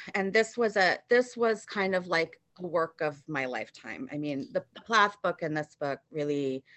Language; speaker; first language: English; native; English